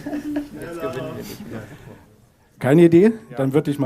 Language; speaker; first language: German; native; German